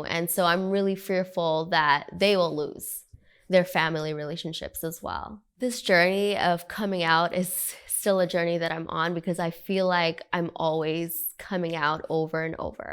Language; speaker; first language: English; early bilingual, other home language; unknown